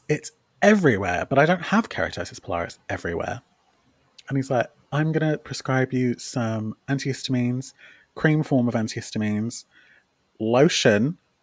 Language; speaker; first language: English; native; English